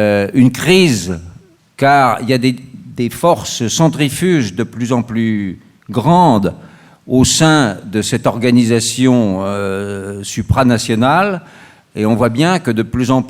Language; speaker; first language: French; native; French